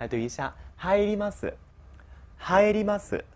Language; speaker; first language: Japanese; non-native, fluent; Chinese